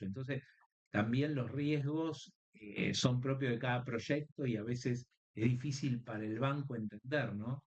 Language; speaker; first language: Spanish; native; Spanish